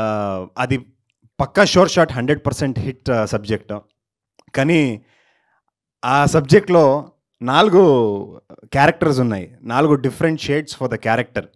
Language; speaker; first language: Telugu; non-native, learner; Kannada